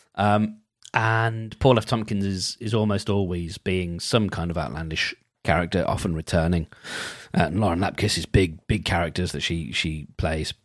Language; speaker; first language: English; native; English